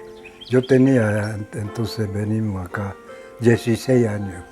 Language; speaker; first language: Spanish; non-native, learner; Japanese